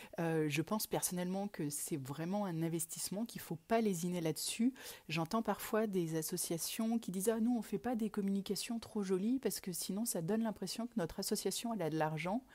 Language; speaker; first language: French; native; French